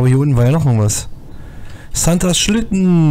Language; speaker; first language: German; native; German